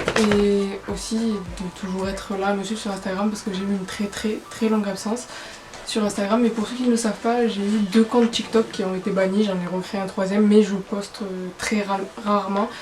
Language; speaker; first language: French; native; French